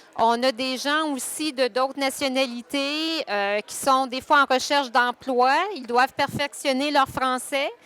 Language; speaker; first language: French; native; French